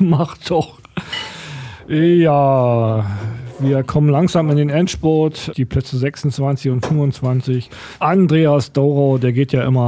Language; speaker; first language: German; native; German